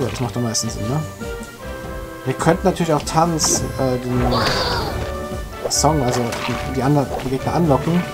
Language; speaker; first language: German; native; German